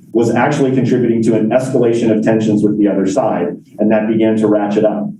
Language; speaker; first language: English; native; English